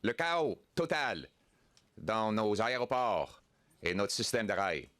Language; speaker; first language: French; non-native, local second language; English